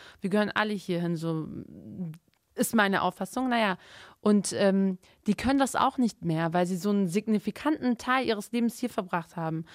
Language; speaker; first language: German; early bilingual, other home language; Turkish